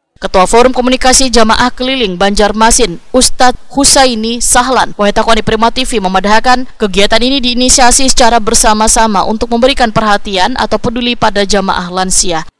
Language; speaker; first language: Indonesian; non-native, local second language; Banjar